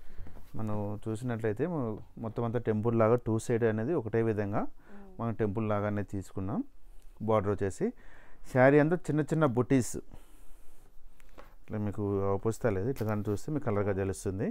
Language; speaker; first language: Telugu; native; Telugu